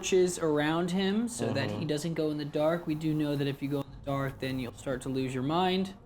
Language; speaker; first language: English; native; English